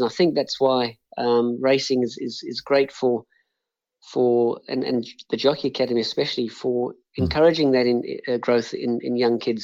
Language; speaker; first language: English; native; English